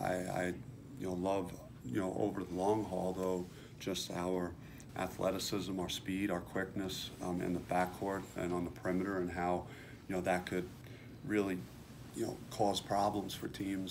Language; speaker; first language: English; native; English